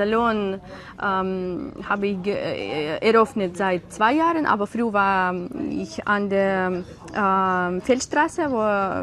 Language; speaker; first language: German; non-native, learner; Ukrainian